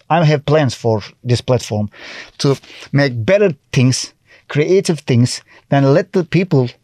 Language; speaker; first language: English; non-native, fluent; Turkish